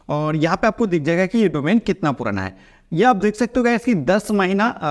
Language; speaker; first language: Hindi; non-native, local second language; Bangla